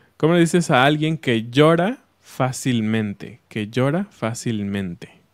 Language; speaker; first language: Spanish; native; Spanish